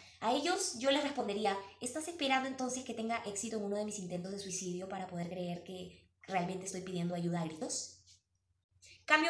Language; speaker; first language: Spanish; native; Spanish